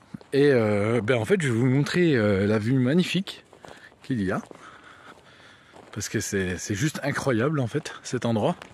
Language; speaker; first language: French; native; French